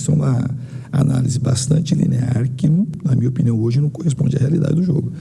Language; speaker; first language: Portuguese; native; Portuguese